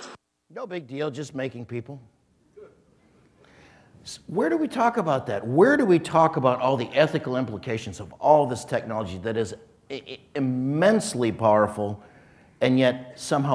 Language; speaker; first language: English; native; English